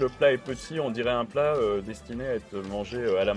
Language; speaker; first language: French; native; French